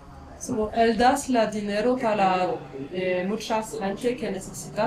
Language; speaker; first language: Spanish; non-native, learner; French